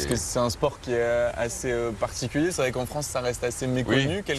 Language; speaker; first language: French; native; French